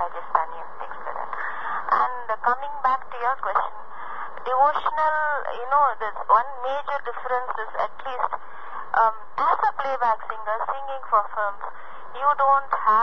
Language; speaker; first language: English; non-native, local second language; Tamil